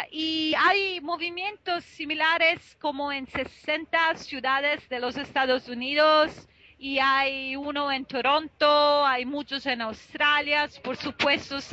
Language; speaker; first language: Spanish; non-native, fluent; Italian